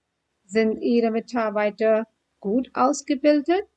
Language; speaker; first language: German; non-native, fluent; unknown